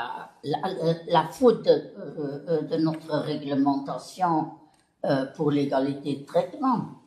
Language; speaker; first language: French; non-native, local second language; Luxembourgish